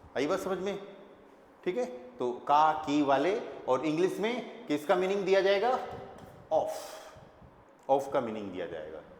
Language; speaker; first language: Hindi; native; Hindi